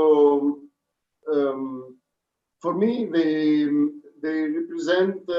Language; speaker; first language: English; non-native, fluent; Greek